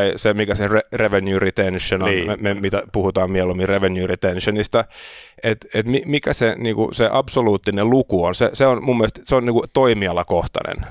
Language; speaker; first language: Finnish; native; Finnish